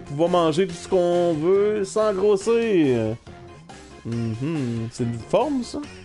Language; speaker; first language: French; native; French